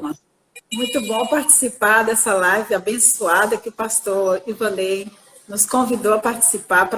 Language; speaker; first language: Portuguese; native; Portuguese